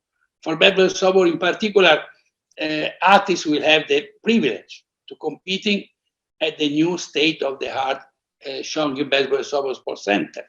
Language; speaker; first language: English; non-native, fluent; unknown